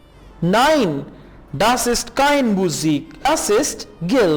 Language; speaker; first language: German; non-native, learner; Urdu